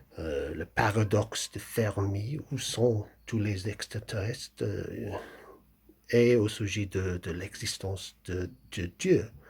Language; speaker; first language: French; non-native, fluent; English